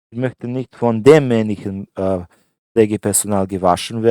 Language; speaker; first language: German; non-native, fluent; Serbian